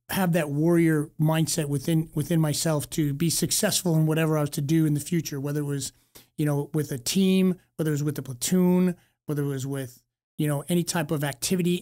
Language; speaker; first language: English; native; English